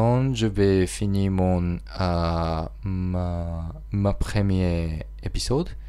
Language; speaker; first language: French; non-native, learner; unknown